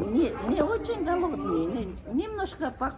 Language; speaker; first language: Russian; non-native, local second language; Uzbek